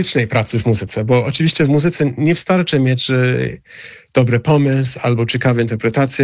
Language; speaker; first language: Polish; non-native, fluent; English